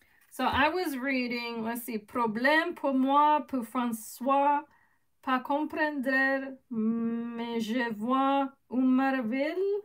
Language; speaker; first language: French; non-native, learner; Spanish